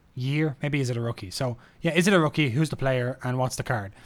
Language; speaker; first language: English; native; English